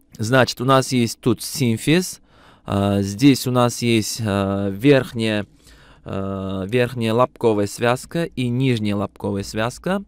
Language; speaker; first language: Russian; non-native, local second language; Uzbek